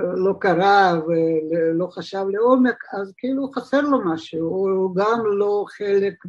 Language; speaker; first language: Hebrew; non-native, fluent; Russian